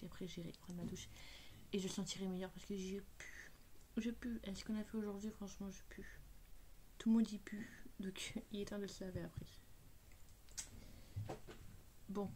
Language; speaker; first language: French; native; French